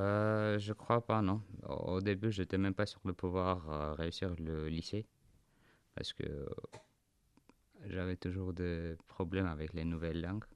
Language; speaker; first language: French; non-native, fluent; Armenian